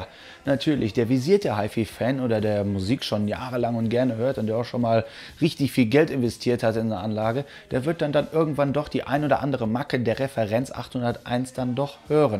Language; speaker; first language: German; native; German